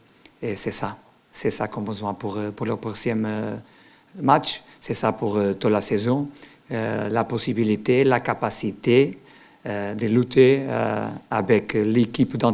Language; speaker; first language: French; non-native, learner; Portuguese